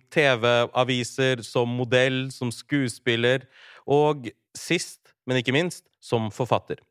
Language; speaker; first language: Norwegian; native; Norwegian